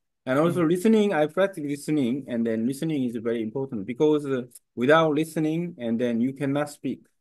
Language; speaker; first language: English; non-native, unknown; Korean